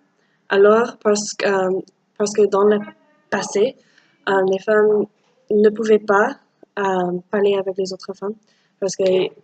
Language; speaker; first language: French; non-native, learner; English